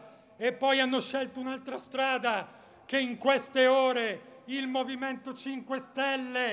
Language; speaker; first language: Italian; native; Italian